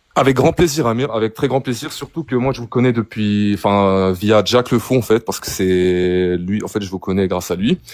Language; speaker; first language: French; early bilingual, other home language; Arabic